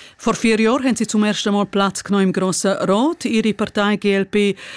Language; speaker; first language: German; non-native, local second language; Romansh